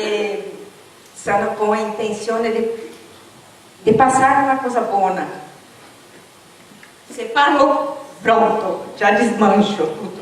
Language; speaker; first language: Italian; non-native, fluent; Portuguese